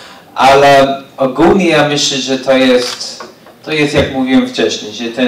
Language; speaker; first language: Polish; non-native, learner; English